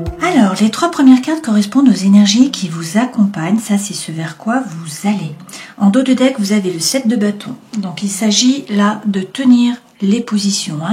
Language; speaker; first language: French; native; French